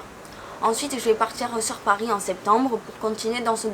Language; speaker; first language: French; native; French